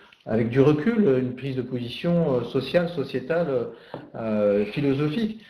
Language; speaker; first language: French; native; French